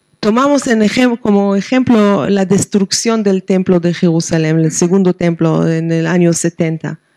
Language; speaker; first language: Spanish; non-native, fluent; Hebrew